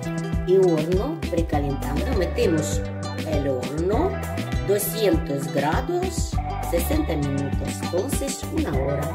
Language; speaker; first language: Spanish; non-native, learner; Ukrainian